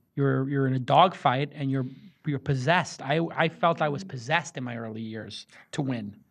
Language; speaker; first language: English; native; English